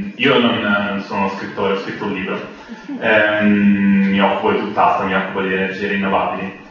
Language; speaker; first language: Italian; native; Italian